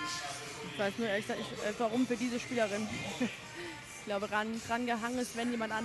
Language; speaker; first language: German; native; German